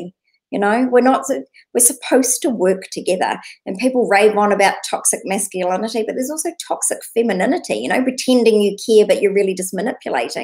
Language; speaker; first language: English; native; English